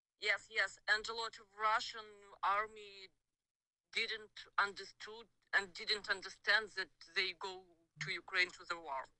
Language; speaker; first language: English; non-native, learner; Ukrainian